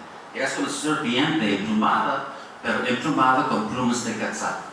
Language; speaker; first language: Spanish; non-native, fluent; English